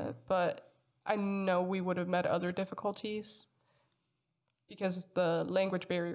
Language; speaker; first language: English; non-native, fluent; Danish